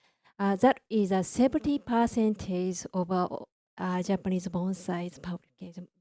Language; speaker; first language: English; non-native, learner; Japanese